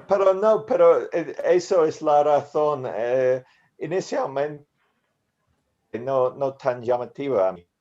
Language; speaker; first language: Spanish; non-native, learner; English